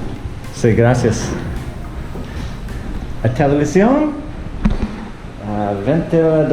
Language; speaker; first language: Spanish; non-native, learner; English